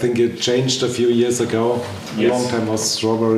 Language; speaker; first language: English; non-native, learner; German